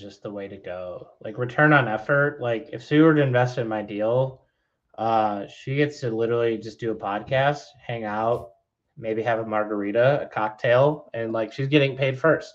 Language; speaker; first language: English; native; English